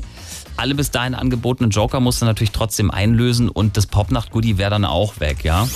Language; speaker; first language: German; native; German